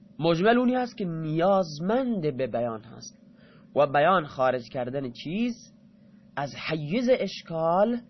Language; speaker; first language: Persian; non-native, local second language; Baluchi